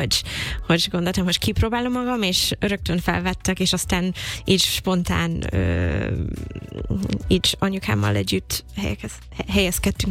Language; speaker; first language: Hungarian; non-native, fluent; English